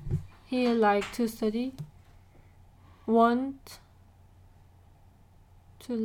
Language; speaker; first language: English; non-native, learner; Korean